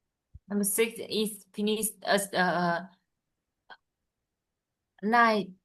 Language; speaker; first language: English; non-native, learner; Vietnamese